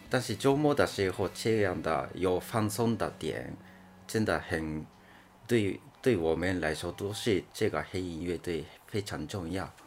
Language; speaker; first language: Chinese; non-native, fluent; Japanese